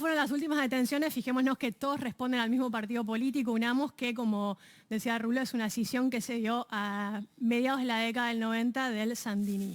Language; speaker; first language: Spanish; native; Spanish